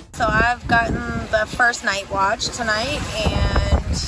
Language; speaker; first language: English; native; English